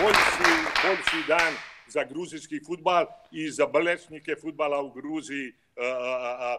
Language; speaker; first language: Russian; non-native, learner; Croatian